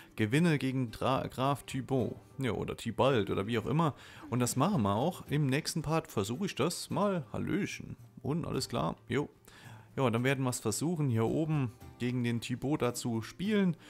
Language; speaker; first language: German; native; German